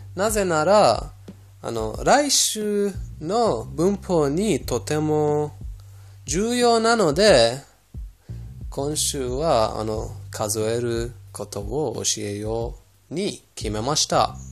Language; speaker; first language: Japanese; non-native, fluent; Persian